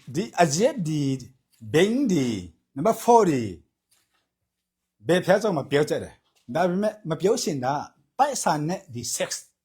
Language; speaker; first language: Burmese; non-native, local second language; Tedim Chin